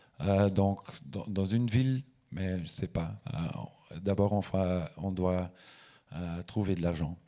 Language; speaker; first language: French; non-native, local second language; Dutch